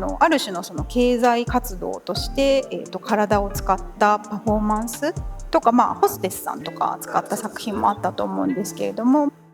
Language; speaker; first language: Japanese; native; Japanese